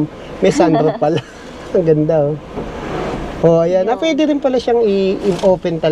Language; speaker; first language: Filipino; non-native, local second language; Hiligaynon